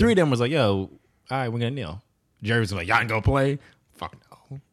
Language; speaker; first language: English; native; English